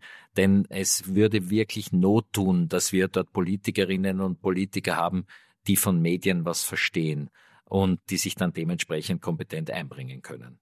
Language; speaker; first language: German; native; German